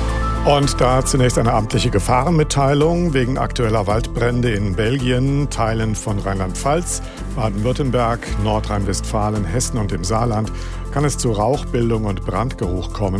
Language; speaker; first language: German; native; German